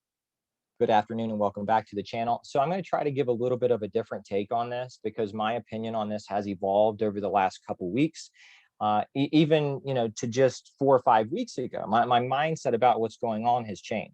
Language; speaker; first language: English; native; English